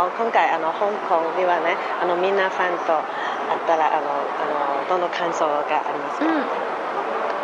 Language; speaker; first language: Japanese; non-native, fluent; Cantonese